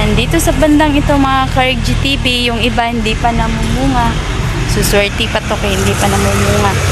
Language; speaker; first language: Filipino; non-native, local second language; Hiligaynon